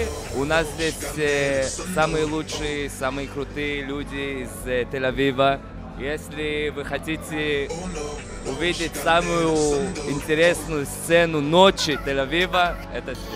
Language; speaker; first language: Russian; early bilingual, other home language; Hebrew